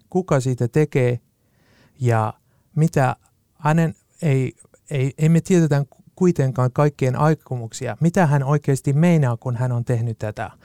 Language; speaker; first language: Finnish; non-native, fluent; Kurdish